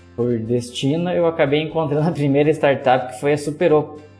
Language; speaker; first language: Portuguese; native; Portuguese